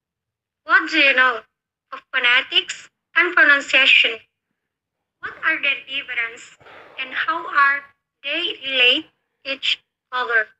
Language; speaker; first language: English; non-native, learner; Indonesian